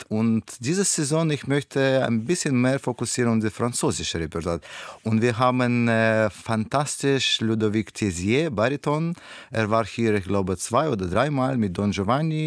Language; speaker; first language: German; non-native, learner; Russian